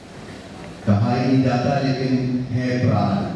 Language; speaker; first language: Hindi; non-native, local second language; Malayalam